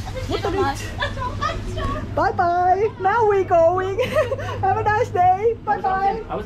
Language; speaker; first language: English; non-native, learner; Finnish